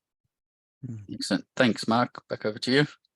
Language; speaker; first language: English; native; English